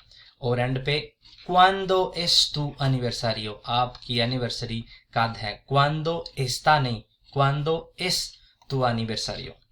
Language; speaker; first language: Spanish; non-native, fluent; Urdu